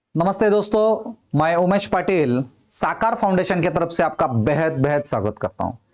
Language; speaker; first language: Hindi; non-native, local second language; Marathi